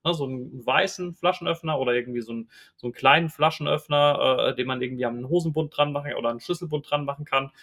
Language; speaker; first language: German; native; German